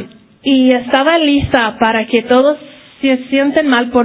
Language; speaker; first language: Spanish; early bilingual, heritage; Spanish